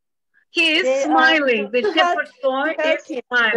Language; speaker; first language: English; non-native, fluent; Turkish